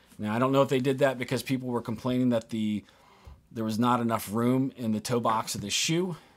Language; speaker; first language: English; native; English